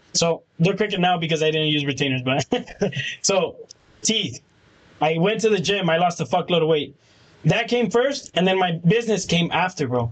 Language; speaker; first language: English; early bilingual, other home language; Spanish